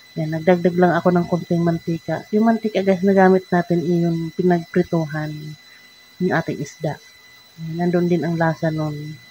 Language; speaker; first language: Filipino; non-native, local second language; Cebuano